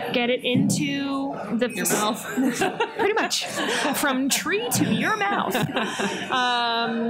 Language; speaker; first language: English; native; English